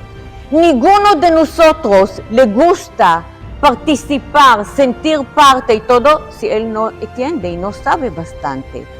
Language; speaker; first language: Spanish; non-native, fluent; Hebrew